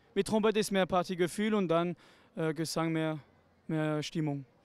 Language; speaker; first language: German; non-native, local second language; French